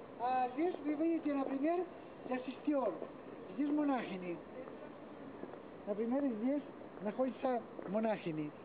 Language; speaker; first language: Russian; non-native, learner; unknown